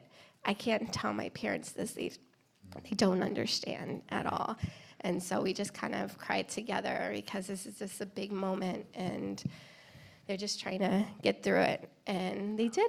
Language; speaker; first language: English; native; English